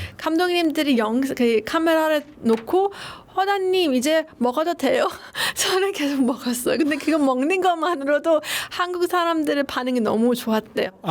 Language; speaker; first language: Korean; non-native, fluent; Persian